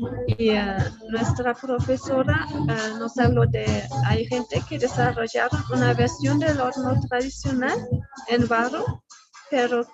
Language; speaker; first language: Spanish; non-native, fluent; German